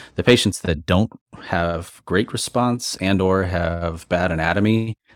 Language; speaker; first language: English; native; English